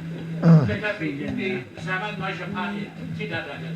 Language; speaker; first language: Indonesian; non-native, learner; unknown